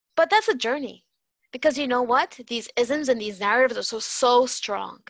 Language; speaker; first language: English; native; English